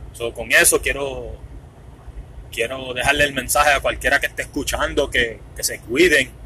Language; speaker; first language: Spanish; early bilingual, heritage; Spanish